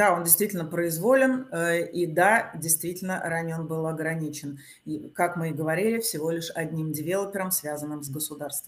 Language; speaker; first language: Russian; native; Russian